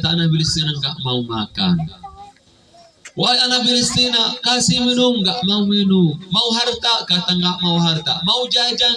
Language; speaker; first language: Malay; non-native, fluent; Arabic